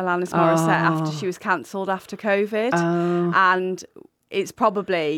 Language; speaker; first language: English; native; English